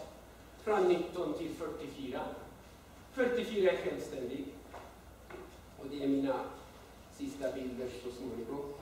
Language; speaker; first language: Swedish; non-native, fluent; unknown